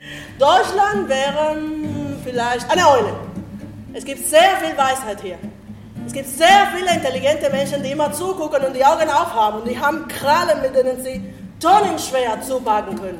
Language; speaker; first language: German; non-native, fluent; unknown